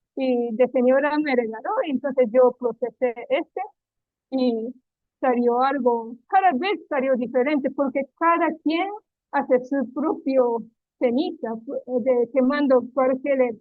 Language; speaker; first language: Spanish; non-native, learner; Japanese